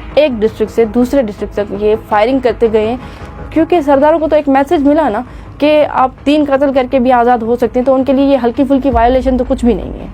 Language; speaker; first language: Urdu; non-native, local second language; Sindhi